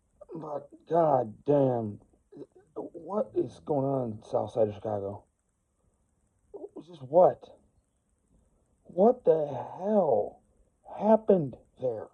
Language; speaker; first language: English; native; English